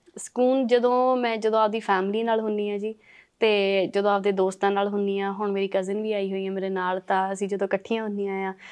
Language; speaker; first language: Punjabi; early bilingual, heritage; Punjabi